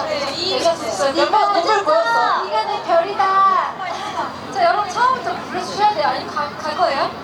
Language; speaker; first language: Korean; native; Korean